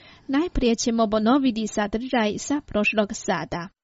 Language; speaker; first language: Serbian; non-native, fluent; Chinese